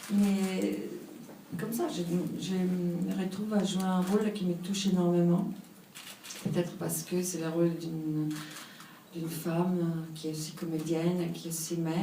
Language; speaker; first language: French; non-native, fluent; Italian